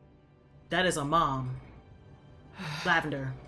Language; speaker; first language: English; native; English